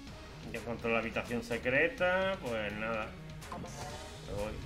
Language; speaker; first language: Spanish; native; Spanish